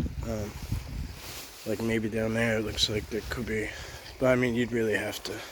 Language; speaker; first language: English; native; English